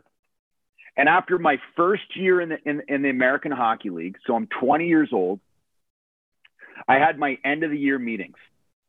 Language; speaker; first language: English; native; English